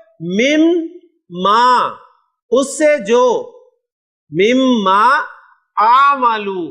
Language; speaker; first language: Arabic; non-native, fluent; Urdu